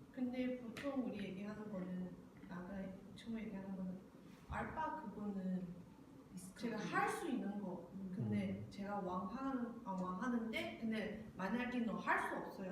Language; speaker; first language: Korean; non-native, learner; Chinese